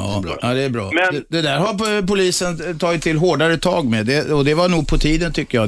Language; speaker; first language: Swedish; native; Swedish